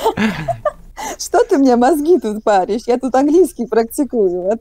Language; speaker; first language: Russian; native; Russian